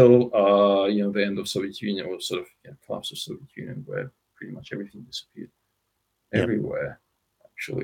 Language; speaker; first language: English; non-native, fluent; Russian